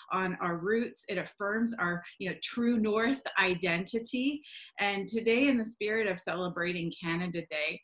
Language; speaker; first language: English; native; English